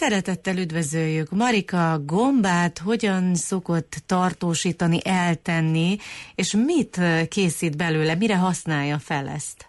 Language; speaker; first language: Hungarian; native; Hungarian